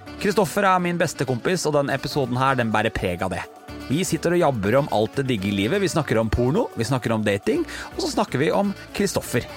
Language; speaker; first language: Norwegian; native; Norwegian